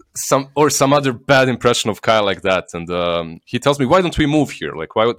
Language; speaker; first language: English; non-native, fluent; Bosnian